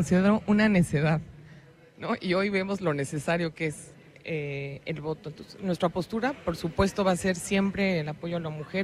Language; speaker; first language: Spanish; native; Spanish